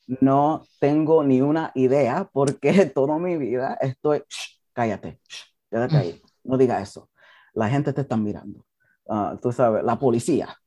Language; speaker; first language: Spanish; early bilingual, heritage; English